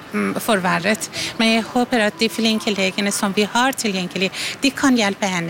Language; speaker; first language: Norwegian; non-native, learner; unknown